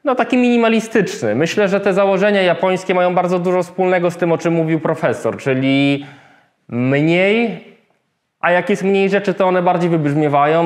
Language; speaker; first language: Polish; native; Polish